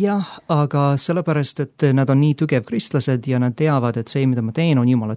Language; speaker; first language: Estonian; non-native, fluent; English